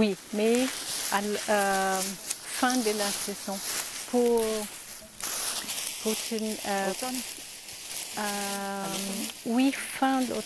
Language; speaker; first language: French; non-native, learner; German